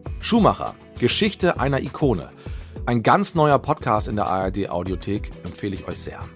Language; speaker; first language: German; native; German